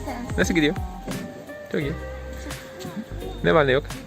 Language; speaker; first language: Turkish; non-native, learner; English